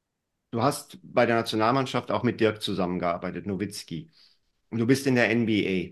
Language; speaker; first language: German; native; German